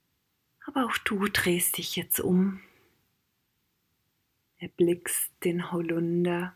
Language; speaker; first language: German; native; German